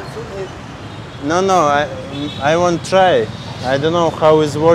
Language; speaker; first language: English; non-native, learner; Russian